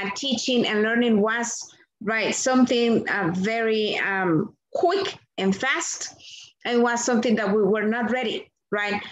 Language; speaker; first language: English; non-native, fluent; Spanish